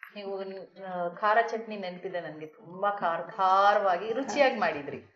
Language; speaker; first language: Kannada; native; Kannada